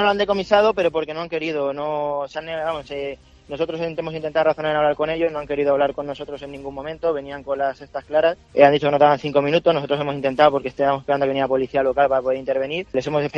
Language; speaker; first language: Spanish; native; Spanish